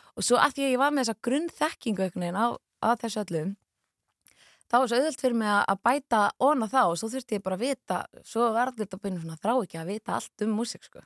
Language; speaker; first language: Icelandic; native; Icelandic